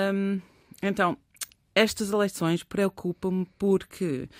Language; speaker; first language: Portuguese; non-native, fluent; English